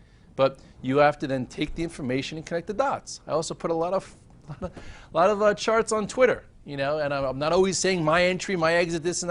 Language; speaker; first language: English; native; English